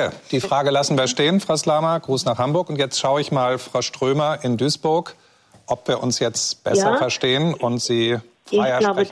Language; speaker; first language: German; native; German